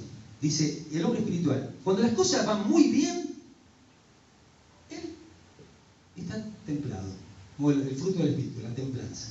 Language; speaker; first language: Spanish; native; Spanish